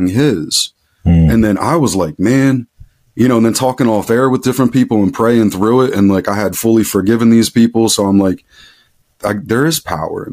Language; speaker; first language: English; native; English